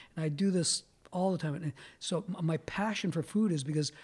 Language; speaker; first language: English; early bilingual, other home language; Italian